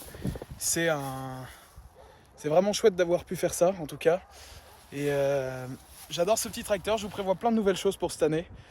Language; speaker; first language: French; native; French